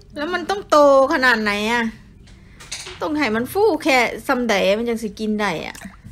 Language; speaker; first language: Thai; native; Thai